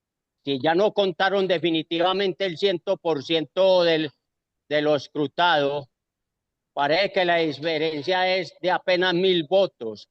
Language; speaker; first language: Spanish; native; Spanish